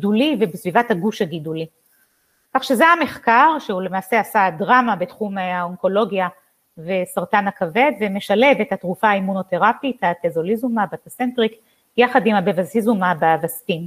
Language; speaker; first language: Hebrew; native; Hebrew